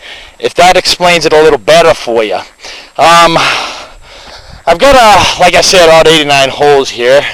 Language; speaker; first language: English; native; English